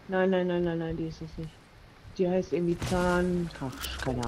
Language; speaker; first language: German; native; German